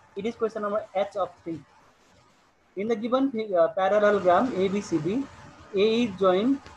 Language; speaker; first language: English; non-native, local second language; Nepali